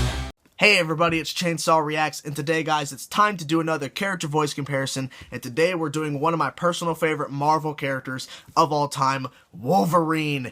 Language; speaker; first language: English; native; English